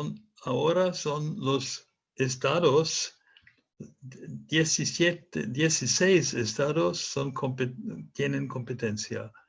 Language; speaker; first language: Spanish; non-native, fluent; German